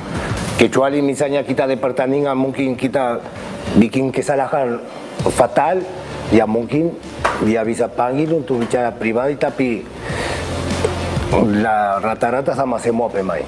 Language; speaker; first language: Indonesian; non-native, local second language; Spanish